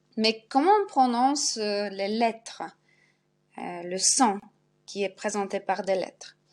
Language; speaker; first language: French; non-native, fluent; Polish